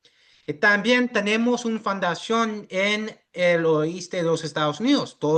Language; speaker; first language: Spanish; early bilingual, heritage; English